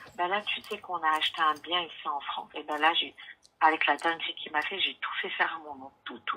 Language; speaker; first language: French; early bilingual, other home language; Arabic